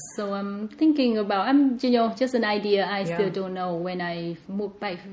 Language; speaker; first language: English; non-native, fluent; Vietnamese